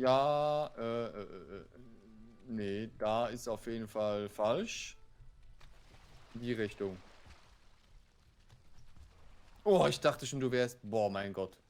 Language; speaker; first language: German; native; German